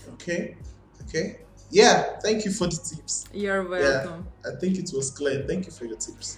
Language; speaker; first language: English; non-native, learner; Portuguese